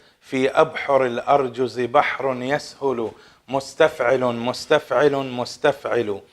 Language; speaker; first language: Arabic; native; Arabic